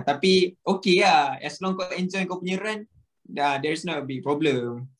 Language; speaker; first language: English; non-native, local second language; Malay